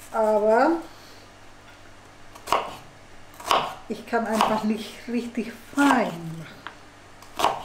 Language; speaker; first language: German; non-native, learner; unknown